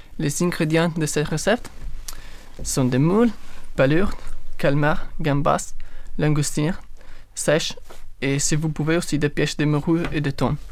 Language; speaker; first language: French; non-native, learner; Italian